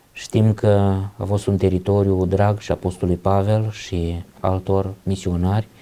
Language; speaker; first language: Romanian; native; Romanian